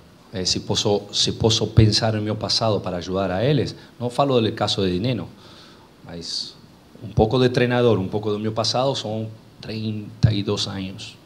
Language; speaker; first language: Portuguese; non-native, fluent; Spanish